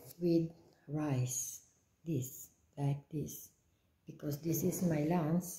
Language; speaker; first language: English; non-native, local second language; Filipino